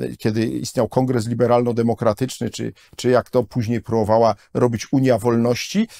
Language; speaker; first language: Polish; native; Polish